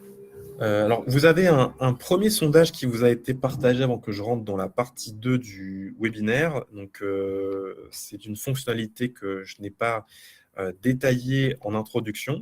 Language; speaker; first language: French; native; French